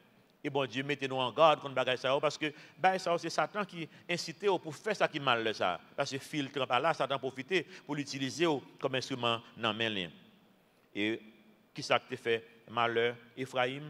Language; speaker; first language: French; non-native, local second language; Haitian Creole